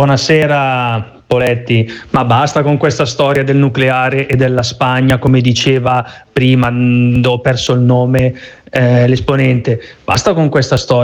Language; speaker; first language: Italian; native; Italian